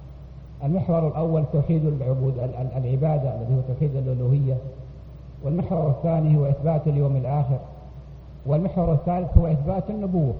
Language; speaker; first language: Arabic; native; Arabic